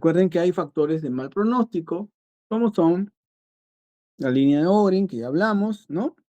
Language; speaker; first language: Spanish; native; Spanish